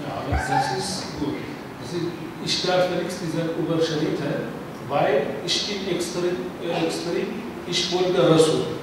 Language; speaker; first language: German; non-native, learner; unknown